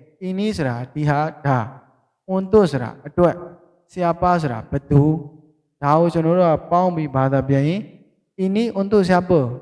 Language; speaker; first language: Indonesian; non-native, learner; Burmese